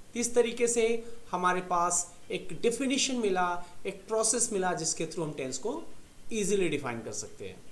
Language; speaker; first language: Hindi; native; Hindi